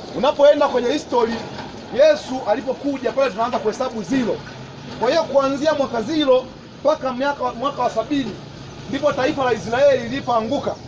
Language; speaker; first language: Swahili; native; Swahili